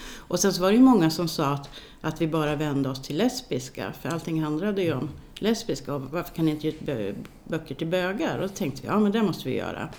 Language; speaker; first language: Swedish; native; Swedish